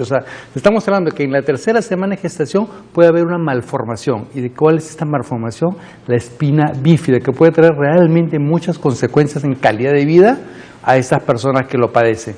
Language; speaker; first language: Spanish; native; Spanish